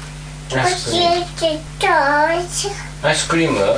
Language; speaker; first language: Japanese; native; Japanese